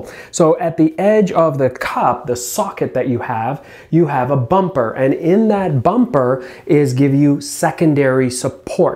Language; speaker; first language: English; native; English